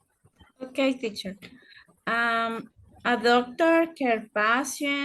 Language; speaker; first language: English; non-native, learner; Spanish